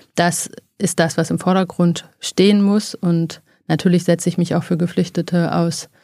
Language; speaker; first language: German; native; German